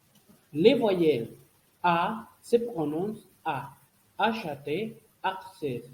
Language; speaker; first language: French; non-native, learner; Spanish